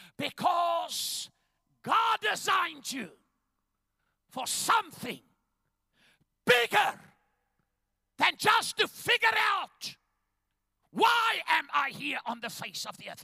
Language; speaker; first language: English; non-native, local second language; Afrikaans